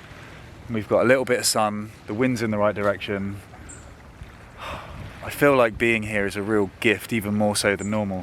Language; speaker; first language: English; native; English